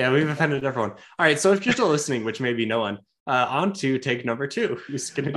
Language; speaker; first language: English; native; English